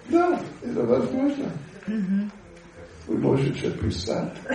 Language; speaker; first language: Russian; non-native, learner; English